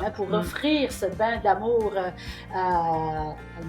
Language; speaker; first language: French; native; French